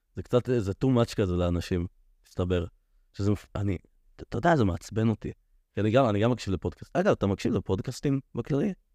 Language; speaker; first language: Hebrew; native; Hebrew